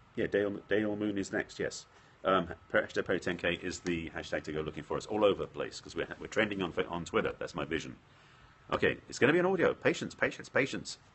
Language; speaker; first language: English; native; English